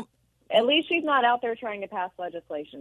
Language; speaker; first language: English; native; English